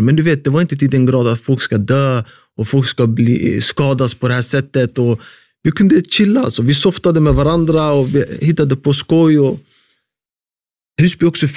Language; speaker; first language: Swedish; early bilingual, other home language; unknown